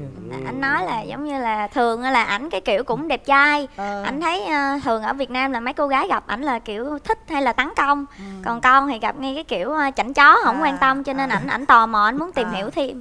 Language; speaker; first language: Vietnamese; native; Vietnamese